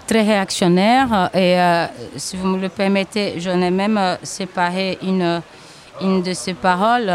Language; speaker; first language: French; non-native, fluent; Portuguese